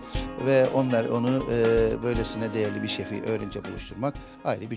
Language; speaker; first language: Turkish; native; Turkish